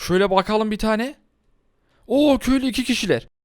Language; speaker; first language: Turkish; native; Turkish